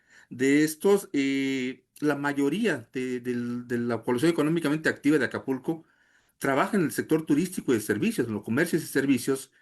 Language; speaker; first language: Spanish; native; Spanish